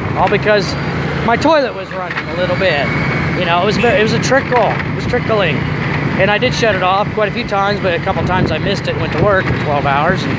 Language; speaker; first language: English; native; English